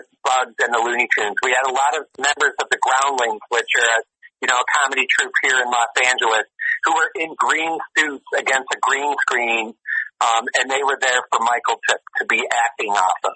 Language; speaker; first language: English; native; English